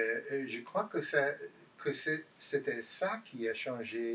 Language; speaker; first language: French; non-native, learner; English